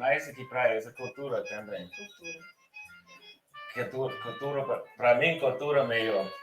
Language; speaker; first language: Portuguese; non-native, learner; English